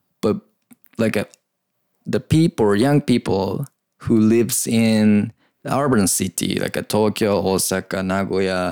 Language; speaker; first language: English; non-native, learner; Japanese